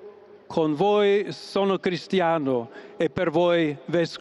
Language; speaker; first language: Italian; non-native, fluent; English